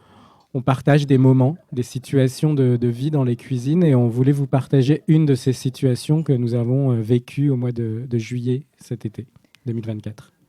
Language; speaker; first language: French; native; French